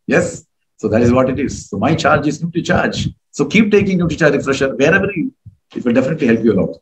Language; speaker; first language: English; non-native, local second language; Malayalam